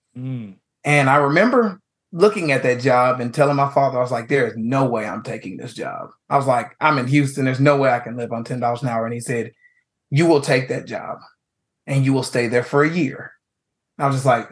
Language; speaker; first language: English; native; English